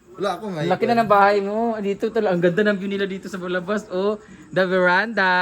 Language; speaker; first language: Filipino; non-native, local second language; Cebuano